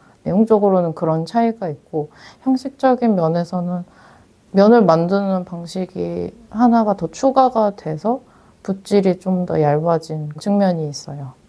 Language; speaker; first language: Korean; native; Korean